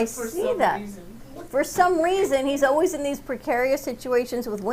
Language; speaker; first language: English; native; English